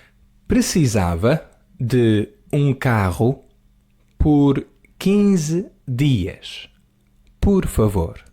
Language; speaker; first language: Portuguese; non-native, learner; English